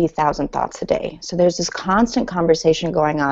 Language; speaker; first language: English; early bilingual, other home language; Persian